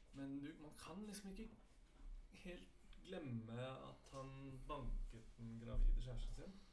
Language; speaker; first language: Norwegian; native; Norwegian